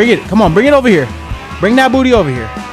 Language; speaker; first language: English; native; English